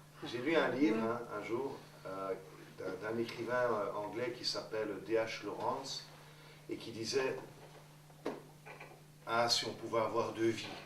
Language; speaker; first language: French; native; French